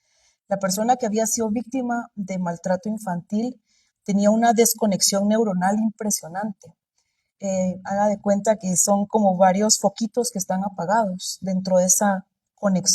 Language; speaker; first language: Spanish; native; Spanish